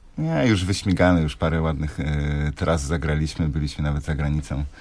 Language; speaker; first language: Polish; native; Polish